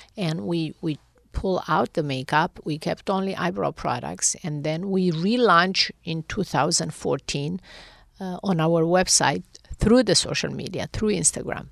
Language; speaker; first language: English; non-native, fluent; Romanian